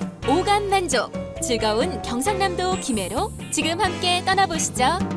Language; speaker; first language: Korean; native; Korean